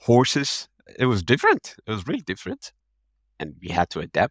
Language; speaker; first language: English; non-native, fluent; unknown